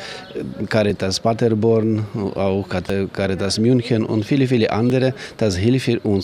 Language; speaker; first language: German; non-native, learner; Ukrainian